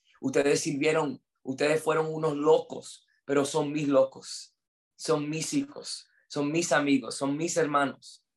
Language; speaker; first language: Spanish; non-native, fluent; English